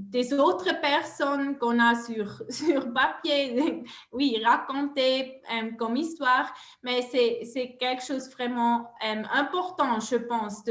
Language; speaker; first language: French; non-native, local second language; German